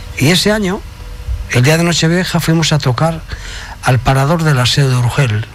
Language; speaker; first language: Spanish; native; Spanish